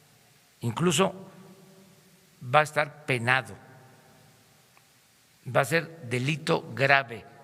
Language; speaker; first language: Spanish; native; Spanish